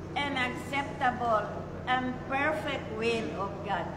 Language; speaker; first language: English; non-native, local second language; Chavacano